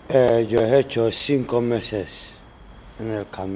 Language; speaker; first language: Spanish; non-native, learner; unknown